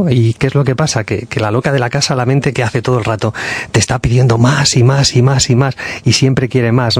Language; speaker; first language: Spanish; native; Spanish